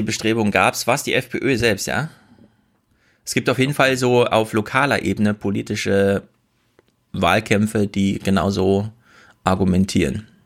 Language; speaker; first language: German; native; German